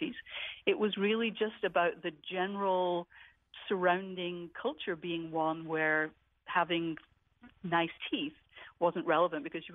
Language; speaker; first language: English; native; English